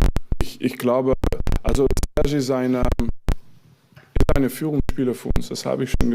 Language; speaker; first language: German; non-native, fluent; French